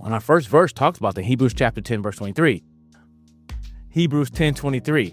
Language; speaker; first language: English; native; English